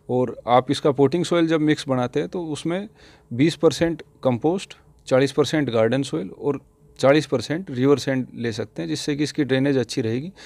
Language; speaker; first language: Hindi; native; Hindi